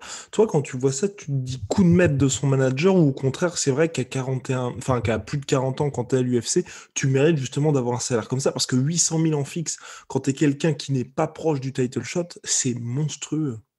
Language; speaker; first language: French; native; French